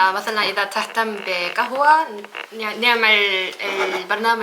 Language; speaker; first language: Arabic; non-native, learner; Korean